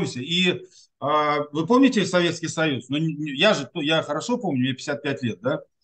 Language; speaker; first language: Russian; non-native, local second language; Tatar